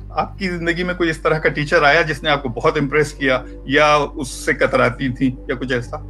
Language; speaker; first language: Urdu; native; Urdu